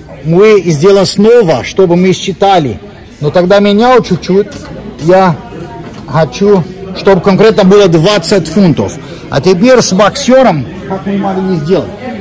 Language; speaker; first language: Russian; non-native, fluent; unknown